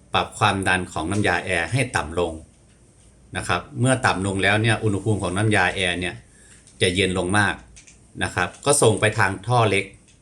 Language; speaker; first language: Thai; native; Thai